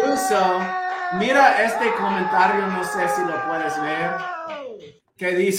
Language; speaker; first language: Spanish; non-native, fluent; English